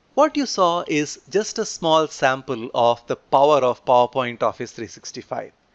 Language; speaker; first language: English; non-native, local second language; Telugu